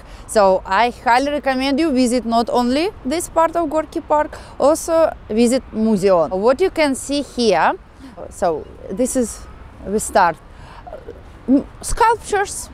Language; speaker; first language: English; non-native, fluent; Russian